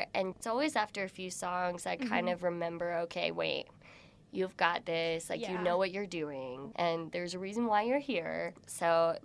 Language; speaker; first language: English; native; English